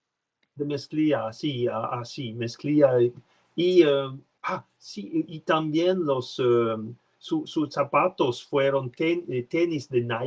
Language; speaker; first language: Spanish; non-native, learner; French